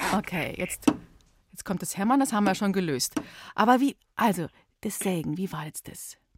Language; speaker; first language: German; native; German